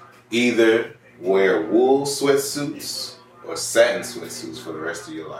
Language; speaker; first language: English; native; English